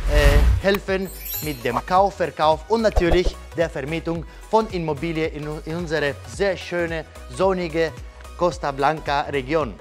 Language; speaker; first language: German; non-native, learner; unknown